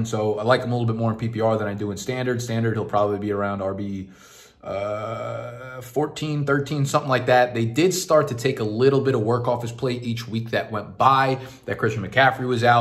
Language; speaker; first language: English; native; English